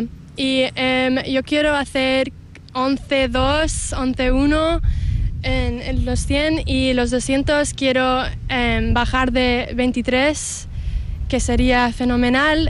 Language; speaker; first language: Spanish; early bilingual, heritage; Spanish